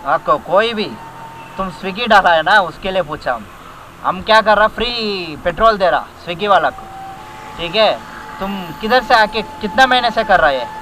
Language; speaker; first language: Hindi; non-native, local second language; Kannada